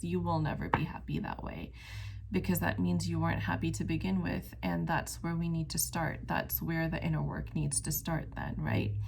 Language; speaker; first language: English; native; English